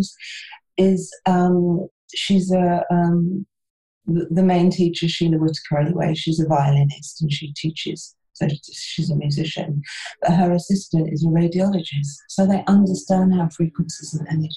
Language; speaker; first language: English; native; English